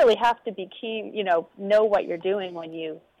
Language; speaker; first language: English; native; English